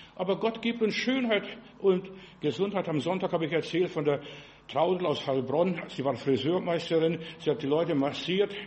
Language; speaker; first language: German; non-native, fluent; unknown